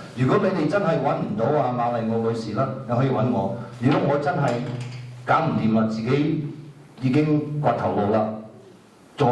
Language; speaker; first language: Cantonese; native; Cantonese